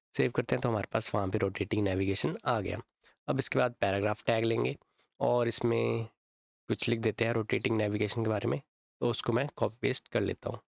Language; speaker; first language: Hindi; native; Hindi